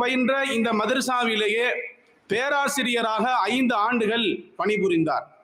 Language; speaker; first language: Tamil; native; Tamil